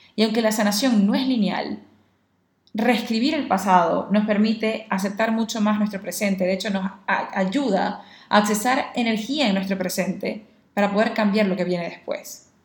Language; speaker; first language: Spanish; native; Spanish